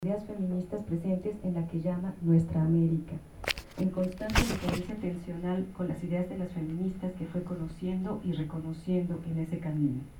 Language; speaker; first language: Spanish; native; Spanish